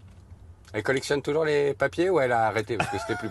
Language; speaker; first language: French; native; French